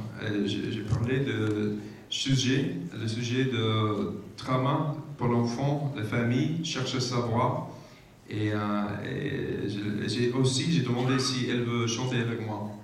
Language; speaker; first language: French; non-native, fluent; English